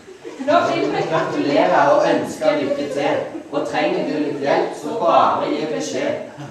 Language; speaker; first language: Norwegian; native; Norwegian